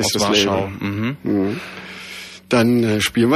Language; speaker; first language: German; native; German